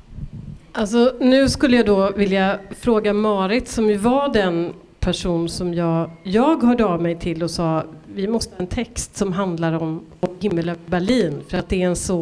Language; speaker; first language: Swedish; native; Swedish